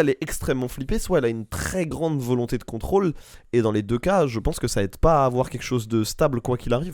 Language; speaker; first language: French; native; French